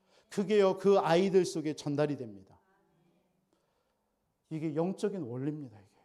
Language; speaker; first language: Korean; native; Korean